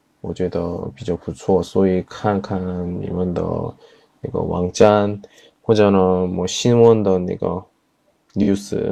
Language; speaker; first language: Chinese; non-native, learner; Korean